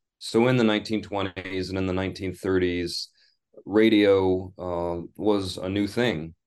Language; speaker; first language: English; native; English